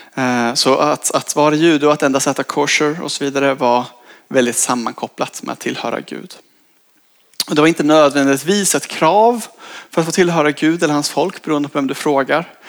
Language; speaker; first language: Swedish; native; Swedish